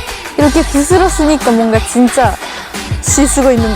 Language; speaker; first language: Korean; non-native, fluent; Japanese